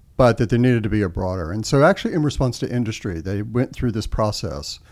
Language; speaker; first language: English; native; English